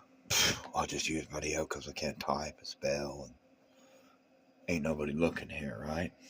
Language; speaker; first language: English; native; English